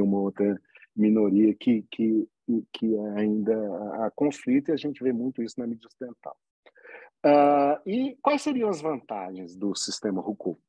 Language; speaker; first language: Portuguese; native; Portuguese